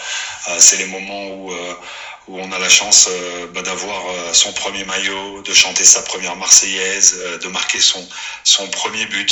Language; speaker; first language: French; native; French